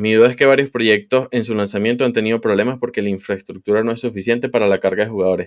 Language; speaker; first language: Spanish; native; Spanish